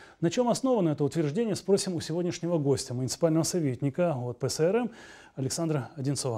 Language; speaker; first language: Russian; native; Russian